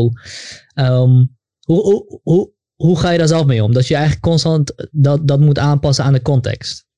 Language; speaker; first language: Dutch; native; Dutch